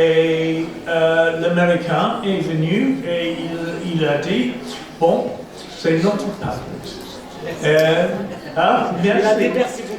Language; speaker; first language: French; non-native, fluent; English